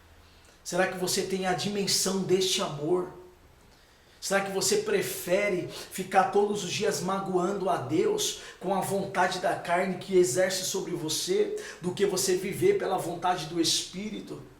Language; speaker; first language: Portuguese; native; Portuguese